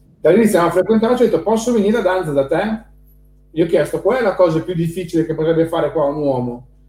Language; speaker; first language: Italian; native; Italian